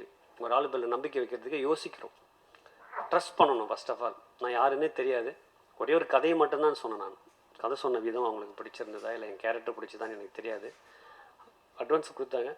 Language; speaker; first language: Tamil; native; Tamil